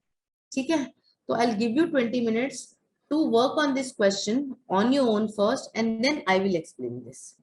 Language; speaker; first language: Hindi; native; Hindi